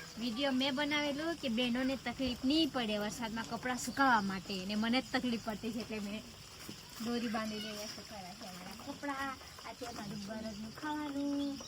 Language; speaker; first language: Gujarati; non-native, local second language; Vasavi